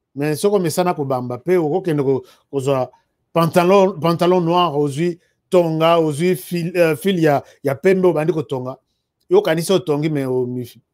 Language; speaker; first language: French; non-native, local second language; Lingala